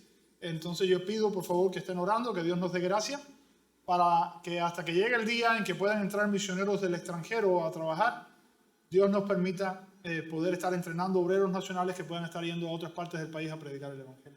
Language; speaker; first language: Spanish; native; Spanish